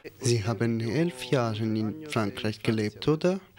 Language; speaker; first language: German; non-native, fluent; Italian